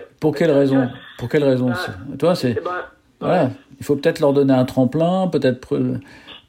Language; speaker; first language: French; native; French